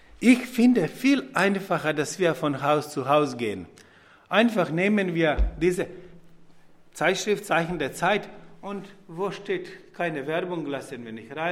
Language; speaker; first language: German; non-native, fluent; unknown